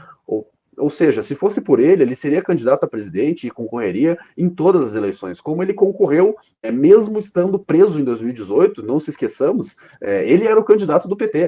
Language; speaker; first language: Portuguese; native; Portuguese